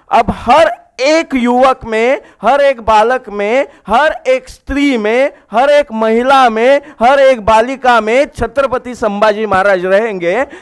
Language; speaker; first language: Hindi; non-native, local second language; Marathi